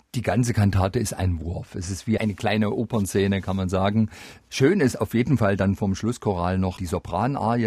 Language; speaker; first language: German; native; German